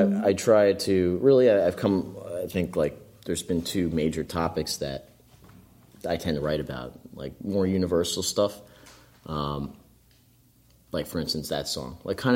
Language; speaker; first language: English; native; English